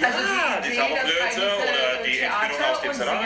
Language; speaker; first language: German; non-native, fluent; English